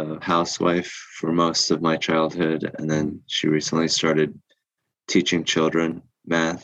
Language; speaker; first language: English; early bilingual, other home language; Korean